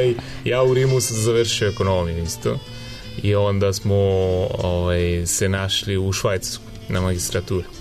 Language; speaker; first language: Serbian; non-native, fluent; Italian